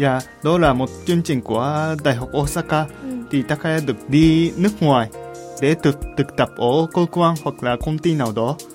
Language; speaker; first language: Vietnamese; non-native, fluent; Japanese